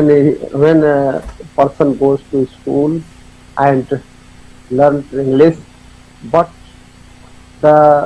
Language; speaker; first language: English; non-native, learner; Hindi